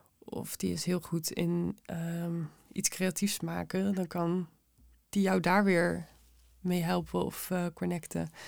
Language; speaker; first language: Dutch; native; Dutch